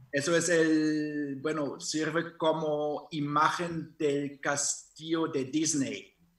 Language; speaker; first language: Spanish; non-native, fluent; German